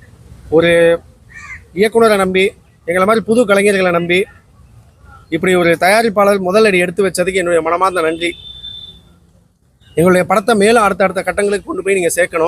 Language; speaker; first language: Tamil; native; Tamil